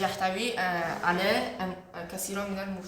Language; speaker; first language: Arabic; non-native, learner; Uzbek